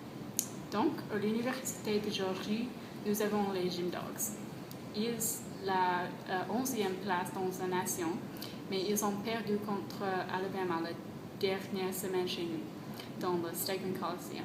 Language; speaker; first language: French; non-native, learner; English